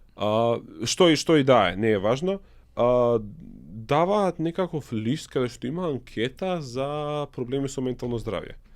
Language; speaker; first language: Macedonian; native; Macedonian